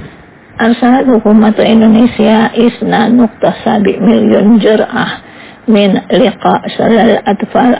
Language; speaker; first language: Arabic; non-native, fluent; Indonesian